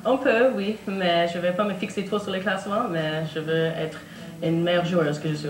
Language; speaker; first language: French; non-native, local second language; English